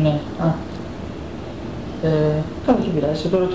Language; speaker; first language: Greek; native; Greek